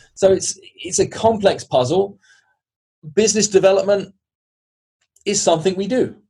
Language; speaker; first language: English; native; English